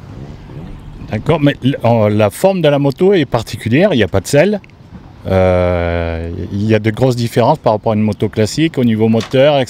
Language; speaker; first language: French; native; French